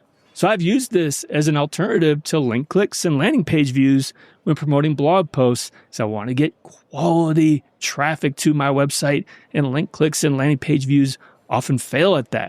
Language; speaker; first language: English; native; English